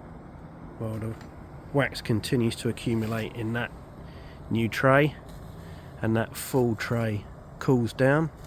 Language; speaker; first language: English; native; English